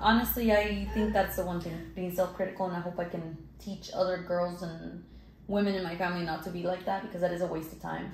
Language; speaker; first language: English; early bilingual, other home language; Spanish